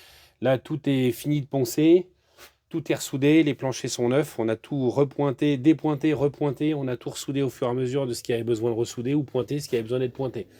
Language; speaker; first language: French; native; French